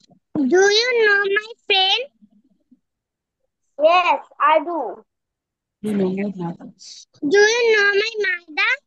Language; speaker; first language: English; non-native, learner; Bangla